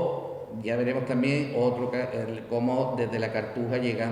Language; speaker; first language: Spanish; native; Spanish